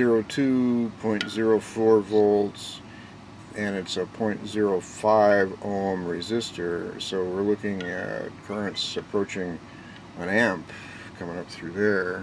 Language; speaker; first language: English; native; English